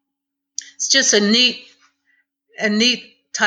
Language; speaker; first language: English; native; English